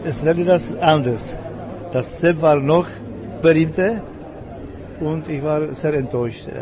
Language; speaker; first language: German; non-native, learner; Czech